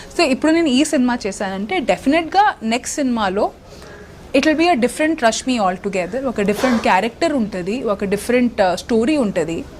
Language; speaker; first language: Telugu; non-native, local second language; Odia